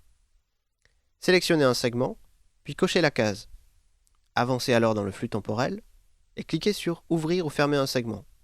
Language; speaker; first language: French; native; French